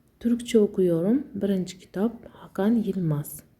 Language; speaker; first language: Turkish; non-native, learner; Uzbek